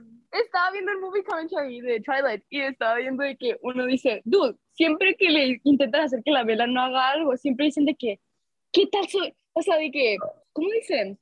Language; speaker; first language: Spanish; early bilingual, heritage; Spanish